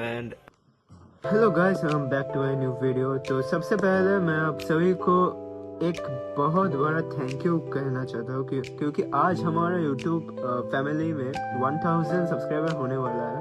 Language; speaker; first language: Hindi; non-native, local second language; Bangla